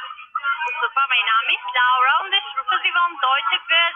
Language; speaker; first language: German; non-native, learner; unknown